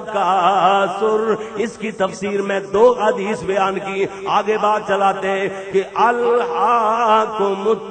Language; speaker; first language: Urdu; non-native, local second language; Punjabi